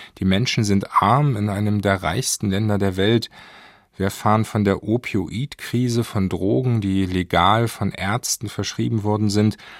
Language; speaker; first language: German; native; German